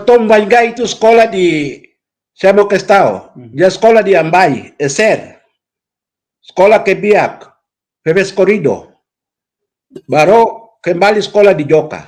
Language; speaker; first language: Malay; non-native, local second language; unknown